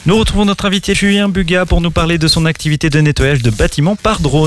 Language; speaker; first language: French; native; French